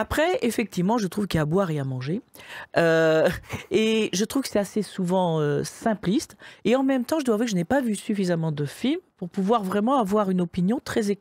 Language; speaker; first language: French; native; French